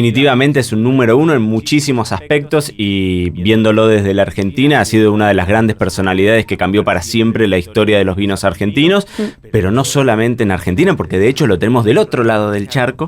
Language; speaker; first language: Spanish; native; Spanish